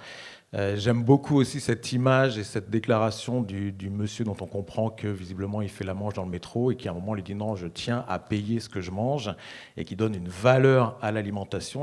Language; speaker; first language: French; native; French